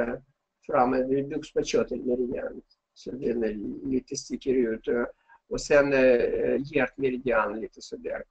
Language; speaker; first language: Swedish; non-native, fluent; Russian